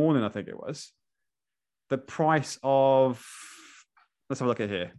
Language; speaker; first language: English; native; English